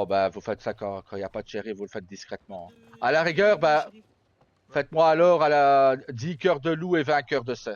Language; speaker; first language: French; native; French